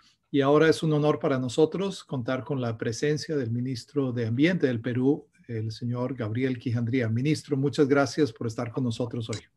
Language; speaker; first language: Spanish; native; Spanish